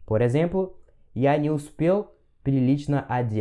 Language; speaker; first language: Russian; non-native, fluent; Portuguese